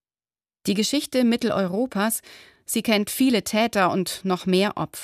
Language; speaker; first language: German; native; German